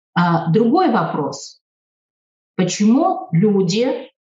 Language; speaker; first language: Russian; native; Russian